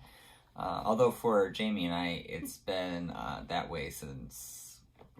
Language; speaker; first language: English; native; English